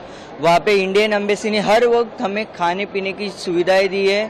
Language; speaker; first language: Hindi; native; Hindi